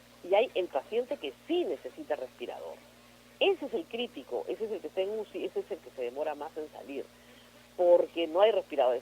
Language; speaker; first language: Spanish; native; Spanish